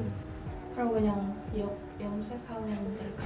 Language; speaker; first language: Korean; non-native, learner; Filipino